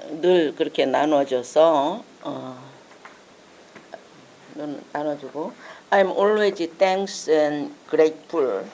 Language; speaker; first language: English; non-native, learner; Korean